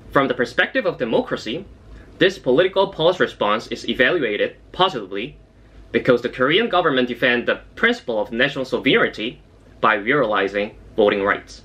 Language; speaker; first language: English; non-native, fluent; Korean